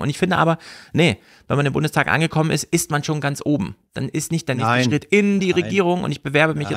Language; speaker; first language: German; native; German